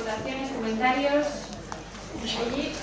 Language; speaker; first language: Spanish; native; Spanish